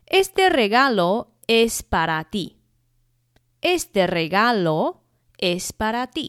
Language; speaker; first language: Spanish; non-native, fluent; Chinese